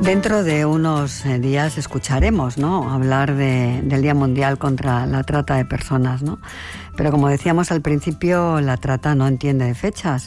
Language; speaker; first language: Spanish; native; Spanish